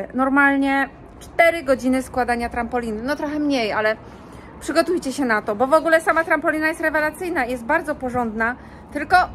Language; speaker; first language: Polish; native; Polish